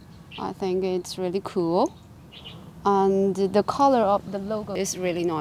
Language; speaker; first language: English; non-native, fluent; Chinese